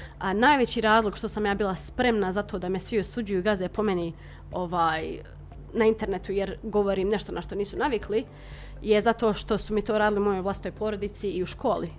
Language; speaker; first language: Bosnian; native; Bosnian